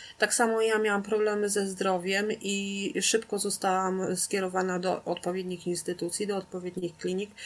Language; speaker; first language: Polish; native; Polish